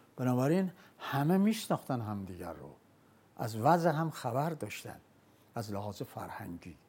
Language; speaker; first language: Persian; non-native, local second language; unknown